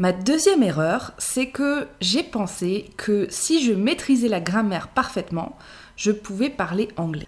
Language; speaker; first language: French; native; French